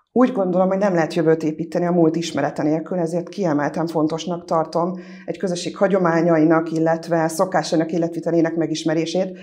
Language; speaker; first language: Hungarian; native; Hungarian